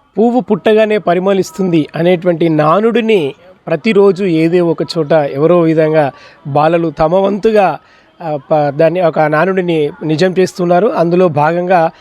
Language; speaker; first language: Telugu; native; Telugu